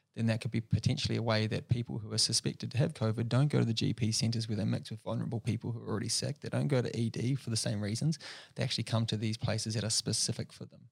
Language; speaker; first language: English; native; English